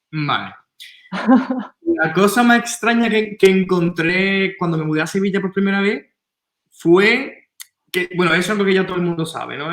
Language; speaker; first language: Spanish; non-native, fluent; Italian